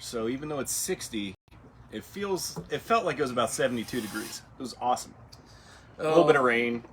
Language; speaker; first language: English; native; English